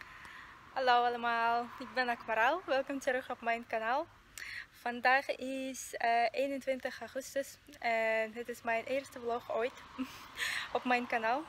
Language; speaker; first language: Dutch; non-native, learner; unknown